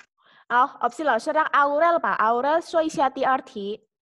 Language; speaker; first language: Chinese; non-native, fluent; Indonesian